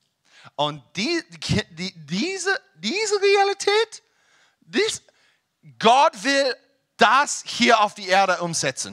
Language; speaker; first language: German; non-native, learner; English